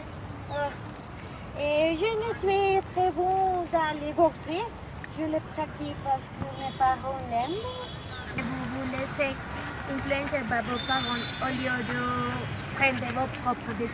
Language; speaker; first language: French; non-native, learner; Spanish